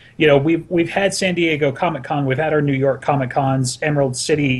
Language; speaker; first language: English; native; English